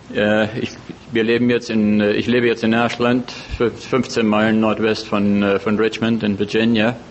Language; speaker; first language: German; native; German